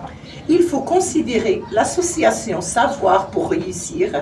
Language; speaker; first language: French; non-native, learner; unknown